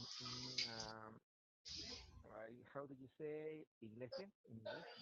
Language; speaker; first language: English; non-native, learner; Spanish